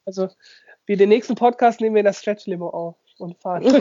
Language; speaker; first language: German; native; German